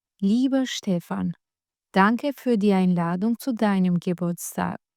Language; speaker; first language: German; non-native, fluent; Albanian